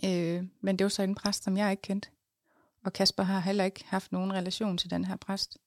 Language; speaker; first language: Danish; native; Danish